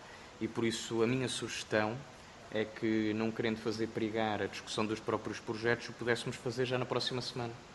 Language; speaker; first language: Portuguese; native; Portuguese